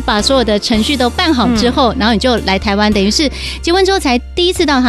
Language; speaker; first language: Chinese; native; Chinese